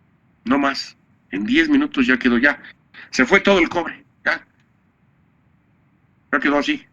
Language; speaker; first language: Spanish; native; Spanish